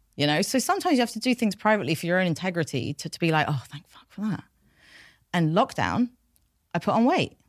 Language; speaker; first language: English; non-native, local second language; Persian